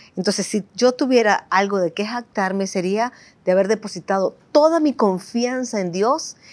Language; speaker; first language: Spanish; native; Spanish